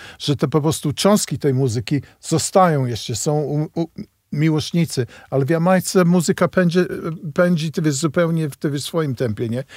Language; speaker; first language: Polish; non-native, fluent; English